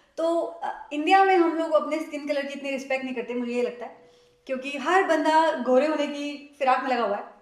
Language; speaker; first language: Hindi; native; Hindi